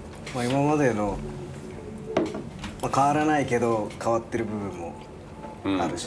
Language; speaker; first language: Japanese; native; Japanese